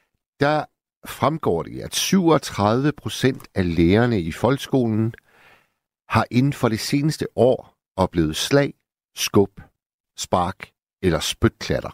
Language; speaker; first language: Danish; native; Danish